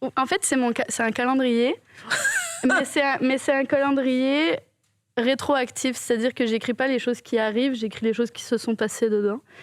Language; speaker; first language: French; native; French